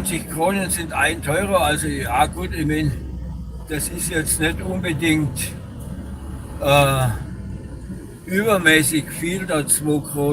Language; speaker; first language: German; native; German